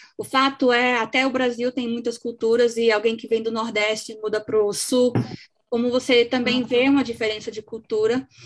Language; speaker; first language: Portuguese; non-native, local second language; English